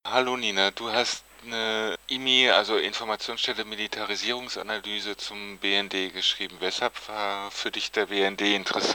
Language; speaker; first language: German; native; German